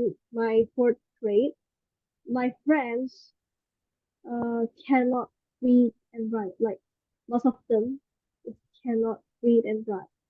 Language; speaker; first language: English; non-native, learner; Indonesian